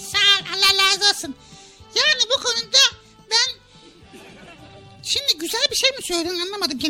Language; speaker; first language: Turkish; native; Turkish